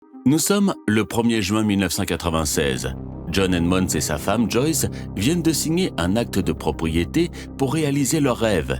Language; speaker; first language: French; native; French